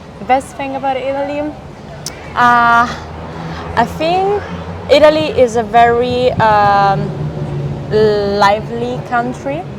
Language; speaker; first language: English; non-native, fluent; Italian